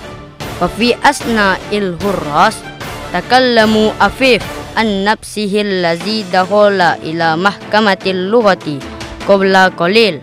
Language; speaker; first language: Arabic; non-native, learner; Indonesian